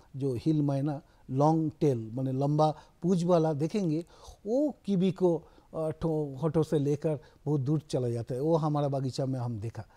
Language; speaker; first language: Hindi; non-native, local second language; Bangla